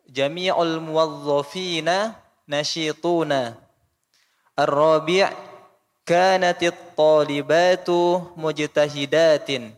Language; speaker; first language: Arabic; non-native, learner; Indonesian